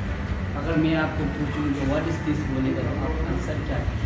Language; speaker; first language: Hindi; non-native, local second language; Tibetan